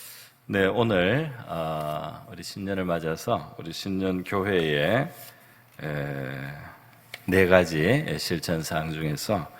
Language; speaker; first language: Korean; native; Korean